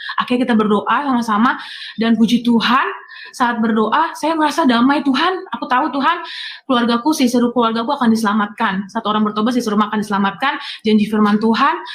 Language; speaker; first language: Indonesian; native; Indonesian